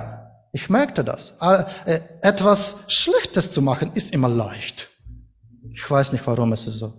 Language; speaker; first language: German; non-native, learner; Ukrainian